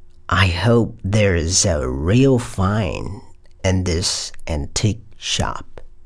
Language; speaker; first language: English; non-native, fluent; Chinese